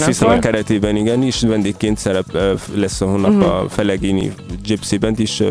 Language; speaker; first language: Hungarian; non-native, fluent; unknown